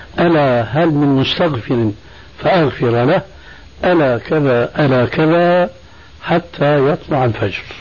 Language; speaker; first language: Arabic; early bilingual, other home language; Albanian